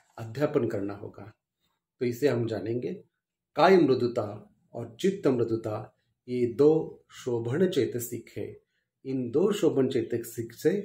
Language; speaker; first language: Hindi; non-native, local second language; Marathi